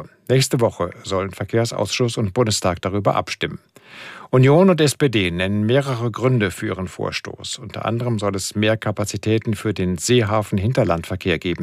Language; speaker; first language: German; native; German